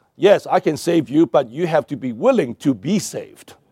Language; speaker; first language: English; non-native, local second language; Cantonese